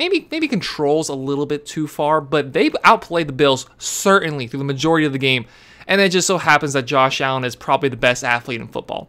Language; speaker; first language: English; native; English